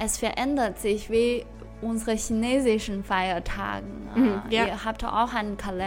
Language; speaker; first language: German; non-native, fluent; Chinese